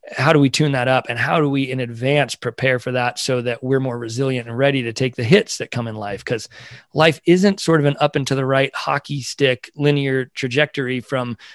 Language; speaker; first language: English; native; English